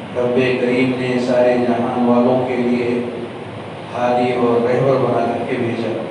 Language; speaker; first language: Urdu; native; Urdu